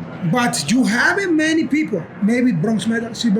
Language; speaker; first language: English; non-native, learner; Spanish